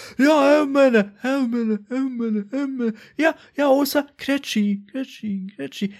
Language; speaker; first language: Bosnian; early bilingual, heritage; Bosnian